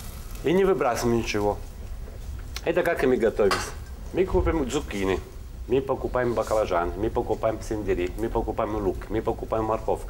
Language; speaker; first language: Russian; non-native, learner; Italian